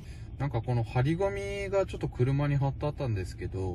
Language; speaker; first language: Japanese; native; Japanese